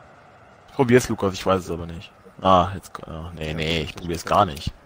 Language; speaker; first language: German; native; German